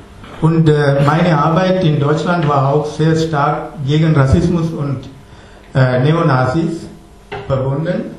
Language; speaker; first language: German; non-native, learner; Sinhala